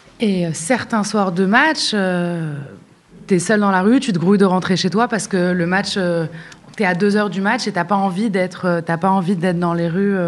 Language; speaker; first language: French; non-native, local second language; Arabic